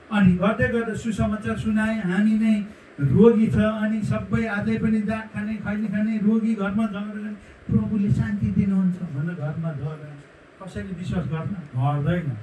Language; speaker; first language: Nepali; non-native, local second language; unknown